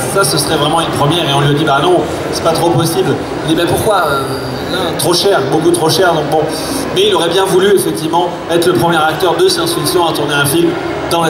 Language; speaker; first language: French; native; French